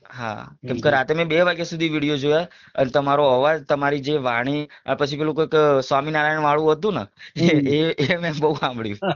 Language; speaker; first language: Gujarati; native; Gujarati